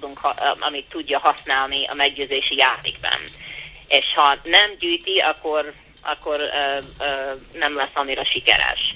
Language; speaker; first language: Hungarian; early bilingual, heritage; Hungarian